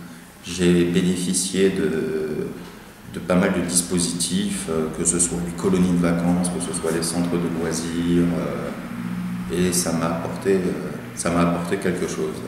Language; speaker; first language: French; native; French